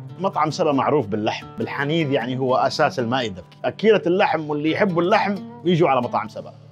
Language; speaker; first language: Arabic; early bilingual, heritage; Arabic